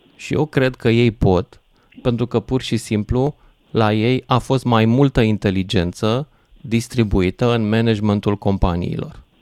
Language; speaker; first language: Romanian; native; Romanian